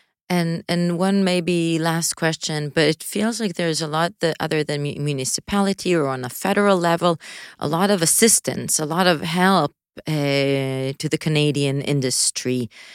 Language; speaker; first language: English; native; English